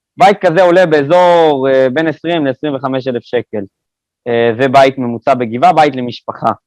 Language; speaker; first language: Hebrew; native; Hebrew